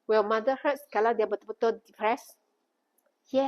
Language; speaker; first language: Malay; non-native, local second language; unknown